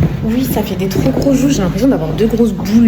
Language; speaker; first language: French; native; French